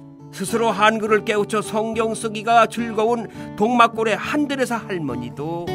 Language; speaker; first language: Korean; native; Korean